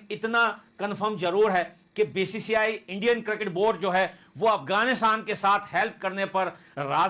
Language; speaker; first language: Hindi; native; Hindi